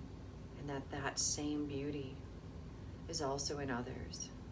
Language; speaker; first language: English; native; English